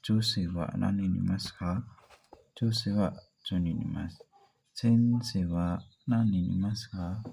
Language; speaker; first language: Japanese; non-native, learner; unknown